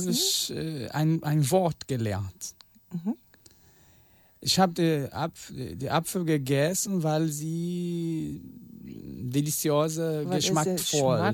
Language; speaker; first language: German; non-native, learner; Portuguese